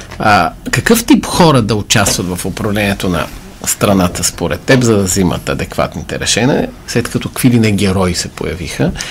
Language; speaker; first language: Bulgarian; native; Bulgarian